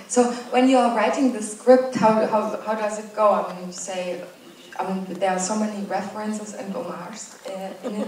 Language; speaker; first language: English; non-native, fluent; German